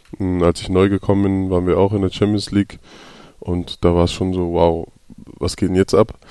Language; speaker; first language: German; native; German